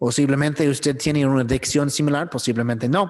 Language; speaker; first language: Spanish; non-native, learner; English